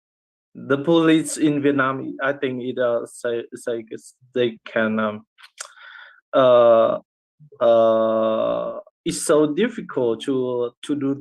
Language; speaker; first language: English; non-native, learner; Vietnamese